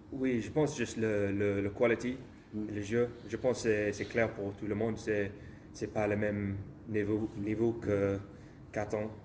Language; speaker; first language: French; non-native, learner; English